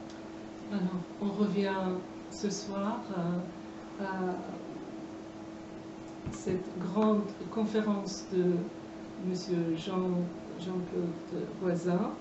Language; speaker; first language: French; non-native, fluent; Persian